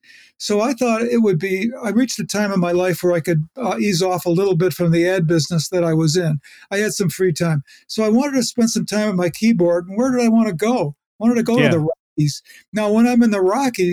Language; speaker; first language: English; native; English